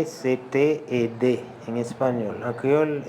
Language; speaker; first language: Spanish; non-native, local second language; Haitian Creole